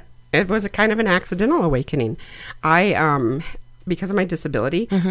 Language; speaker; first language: English; native; English